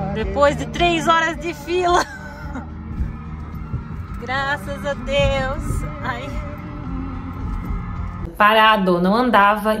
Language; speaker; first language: Portuguese; native; Portuguese